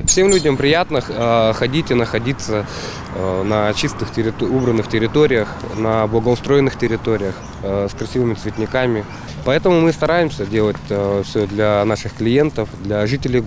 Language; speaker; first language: Russian; native; Russian